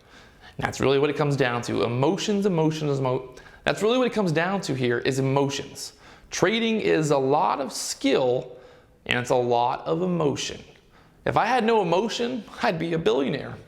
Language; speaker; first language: English; native; English